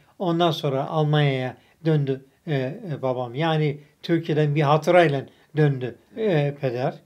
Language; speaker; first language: Turkish; early bilingual, other home language; German